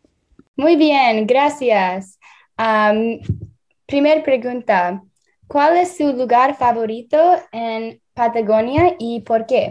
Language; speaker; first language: Spanish; non-native, learner; English